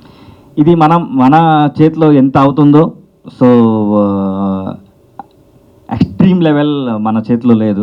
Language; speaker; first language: Telugu; non-native, learner; Kannada